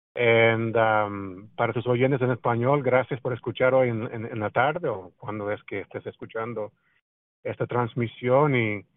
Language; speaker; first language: Spanish; non-native, fluent; English